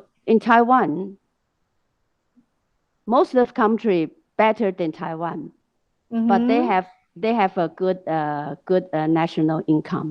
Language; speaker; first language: English; non-native, learner; Chinese